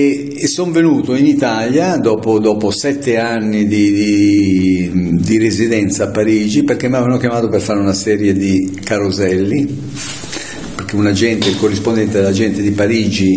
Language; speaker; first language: Italian; native; Italian